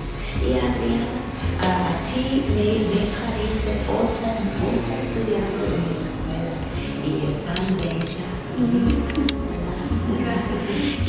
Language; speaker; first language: Spanish; non-native, learner; English